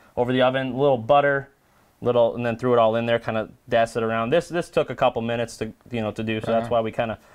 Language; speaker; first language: English; native; English